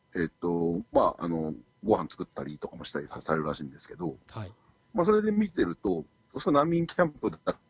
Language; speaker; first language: Japanese; native; Japanese